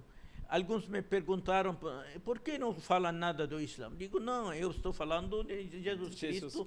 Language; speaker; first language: Portuguese; non-native, fluent; Arabic